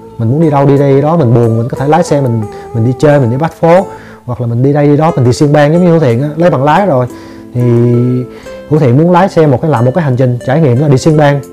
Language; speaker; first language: Vietnamese; native; Vietnamese